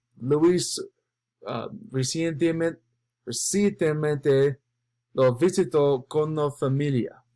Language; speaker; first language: Spanish; non-native, learner; English